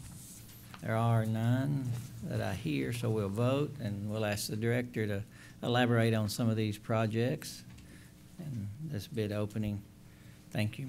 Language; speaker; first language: English; native; English